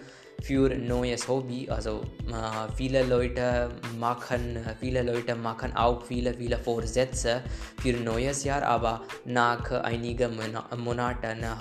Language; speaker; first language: German; non-native, learner; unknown